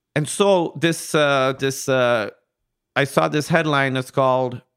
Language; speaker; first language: English; non-native, local second language; Urdu